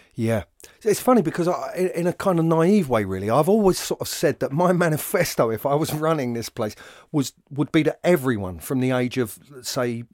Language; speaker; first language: English; native; English